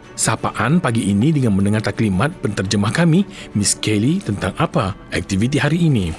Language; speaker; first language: Malay; native; Malay